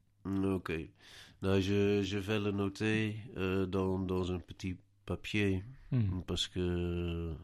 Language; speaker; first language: French; non-native, learner; Dutch